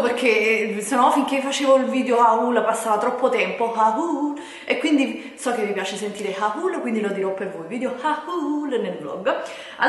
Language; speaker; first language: Italian; native; Italian